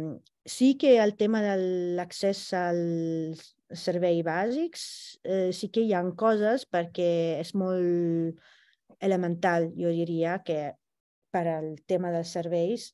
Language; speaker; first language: Catalan; non-native, fluent; Italian